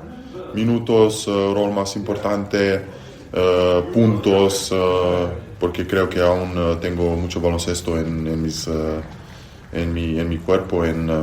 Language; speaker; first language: Spanish; non-native, fluent; Serbian